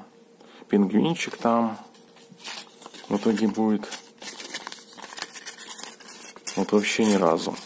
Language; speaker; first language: Russian; native; Russian